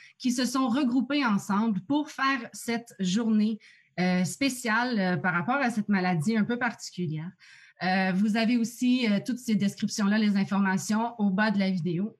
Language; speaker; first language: French; native; French